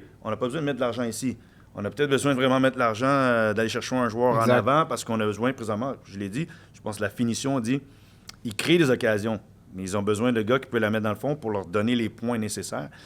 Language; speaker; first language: French; native; French